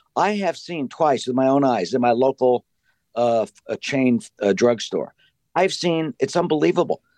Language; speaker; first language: English; native; English